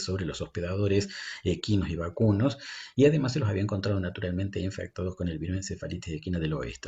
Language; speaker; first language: Spanish; native; Spanish